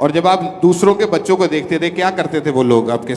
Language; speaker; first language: Hindi; native; Hindi